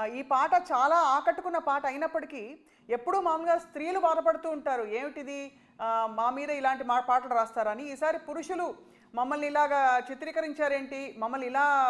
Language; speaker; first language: Telugu; native; Telugu